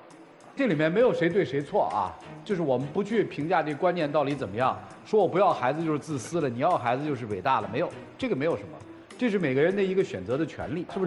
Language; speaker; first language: Chinese; native; Chinese